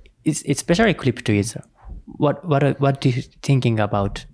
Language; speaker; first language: English; non-native, learner; Japanese